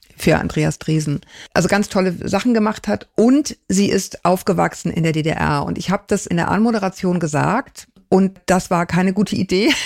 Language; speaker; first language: German; native; German